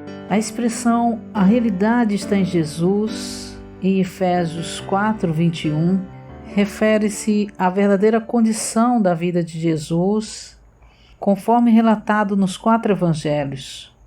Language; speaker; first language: Portuguese; native; Portuguese